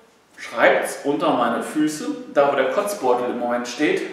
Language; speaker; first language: German; native; German